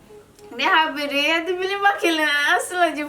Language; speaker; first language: Turkish; non-native, learner; Indonesian